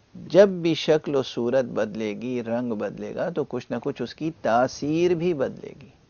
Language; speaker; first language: Urdu; native; Urdu